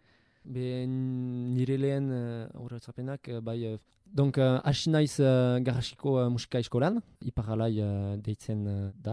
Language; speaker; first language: Basque; non-native, local second language; French